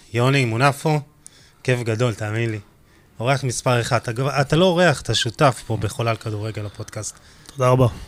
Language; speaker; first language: Hebrew; native; Hebrew